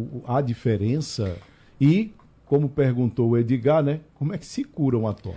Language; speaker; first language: Portuguese; native; Portuguese